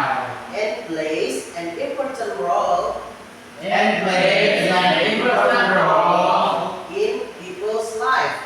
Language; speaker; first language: English; non-native, learner; Indonesian